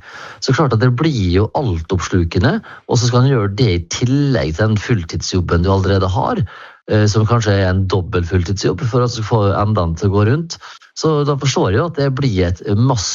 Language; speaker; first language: Norwegian; native; Norwegian